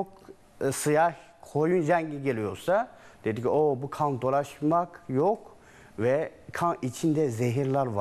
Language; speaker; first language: Turkish; non-native, learner; Chinese